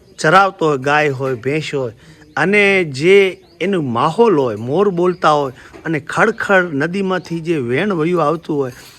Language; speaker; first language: Gujarati; native; Gujarati